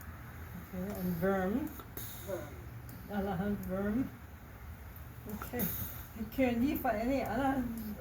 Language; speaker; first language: German; early bilingual, heritage; Low German